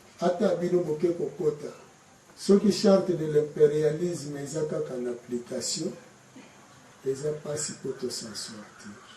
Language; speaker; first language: Lingala; non-native, local second language; Kongo